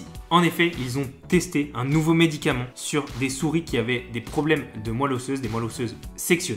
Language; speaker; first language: French; native; French